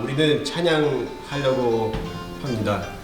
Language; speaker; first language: Korean; non-native, learner; Russian